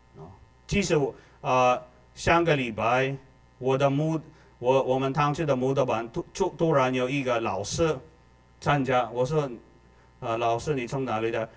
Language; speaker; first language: Chinese; non-native, fluent; Filipino